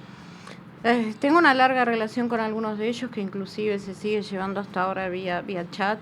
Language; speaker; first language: Spanish; native; Spanish